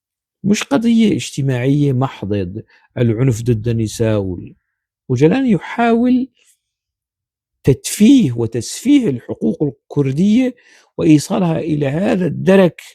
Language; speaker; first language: Arabic; non-native, local second language; Kurdish